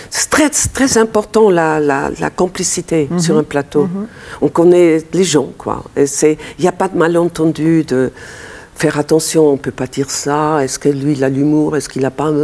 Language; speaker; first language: French; non-native, fluent; German